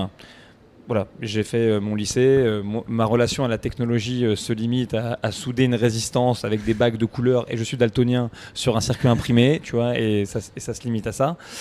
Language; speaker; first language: French; native; French